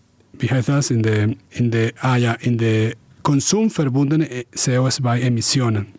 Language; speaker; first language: German; non-native, fluent; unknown